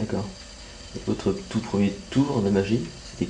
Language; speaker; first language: French; native; French